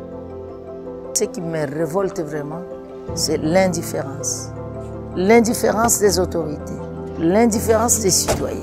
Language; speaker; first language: French; non-native, local second language; Swahili